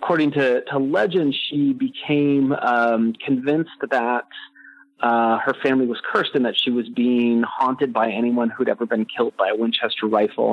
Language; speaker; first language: English; native; English